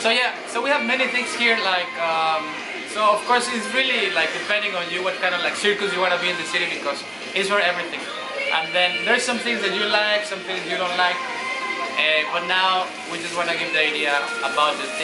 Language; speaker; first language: English; non-native, fluent; Spanish